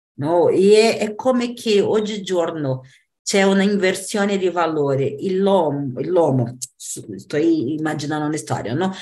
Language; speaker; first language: Italian; non-native, fluent; Portuguese